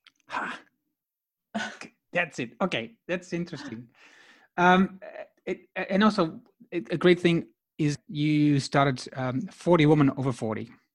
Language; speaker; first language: English; non-native, fluent; Dutch